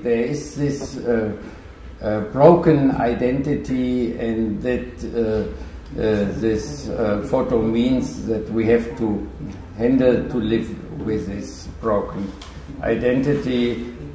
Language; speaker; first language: English; non-native, fluent; German